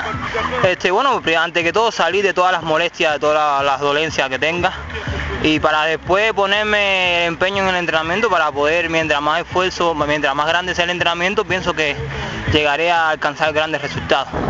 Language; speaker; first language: Spanish; native; Spanish